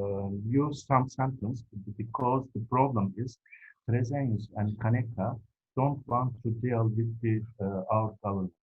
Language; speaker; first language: English; non-native, fluent; Turkish